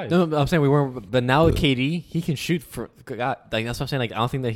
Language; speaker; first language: English; native; English